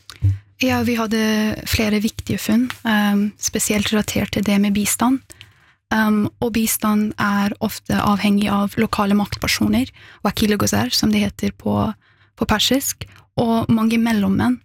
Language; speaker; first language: Norwegian; early bilingual, other home language; Persian